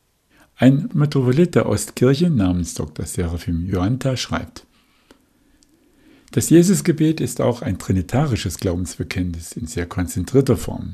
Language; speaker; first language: German; native; German